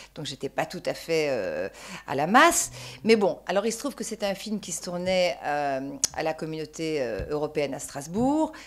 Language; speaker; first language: French; native; French